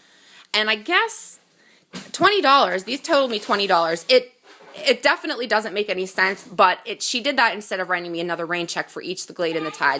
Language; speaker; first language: English; native; English